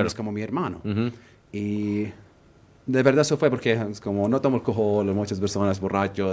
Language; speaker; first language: Spanish; non-native, learner; Arabic